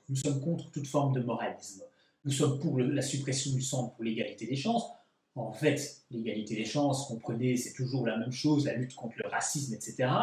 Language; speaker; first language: French; native; French